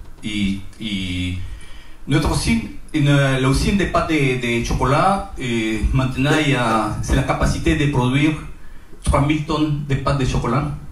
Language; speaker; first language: French; non-native, learner; Spanish